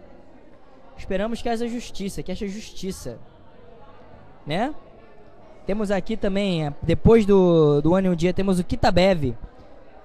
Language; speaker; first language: Portuguese; native; Portuguese